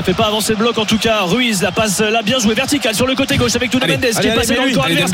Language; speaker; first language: French; native; French